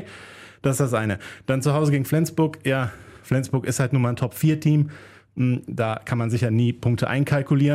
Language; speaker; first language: German; native; German